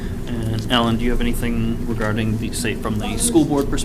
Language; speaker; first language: English; native; English